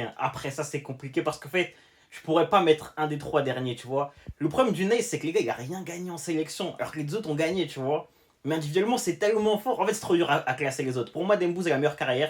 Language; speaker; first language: French; native; French